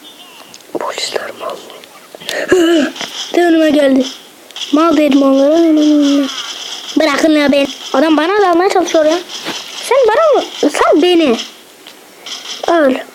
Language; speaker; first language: Turkish; native; Turkish